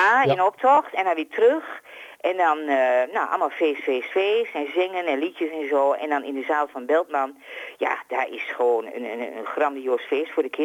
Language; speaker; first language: Dutch; native; Dutch